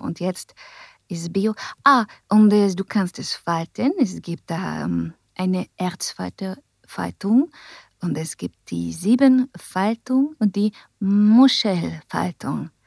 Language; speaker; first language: German; non-native, learner; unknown